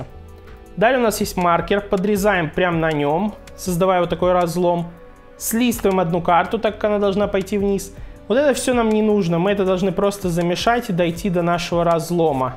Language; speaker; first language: Russian; native; Russian